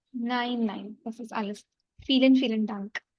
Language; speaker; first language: German; non-native, fluent; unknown